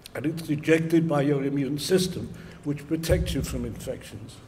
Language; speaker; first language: English; native; English